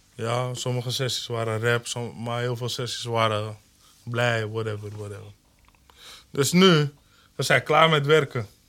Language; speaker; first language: Dutch; early bilingual, other home language; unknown